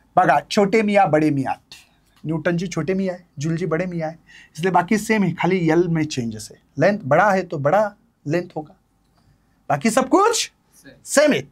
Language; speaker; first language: Hindi; non-native, local second language; Marathi